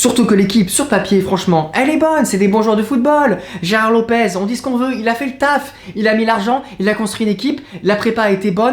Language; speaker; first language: French; native; French